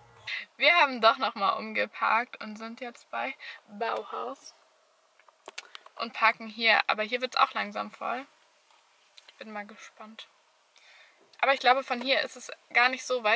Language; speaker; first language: German; native; German